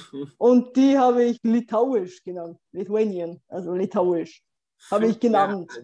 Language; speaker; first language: German; non-native, fluent; Bulgarian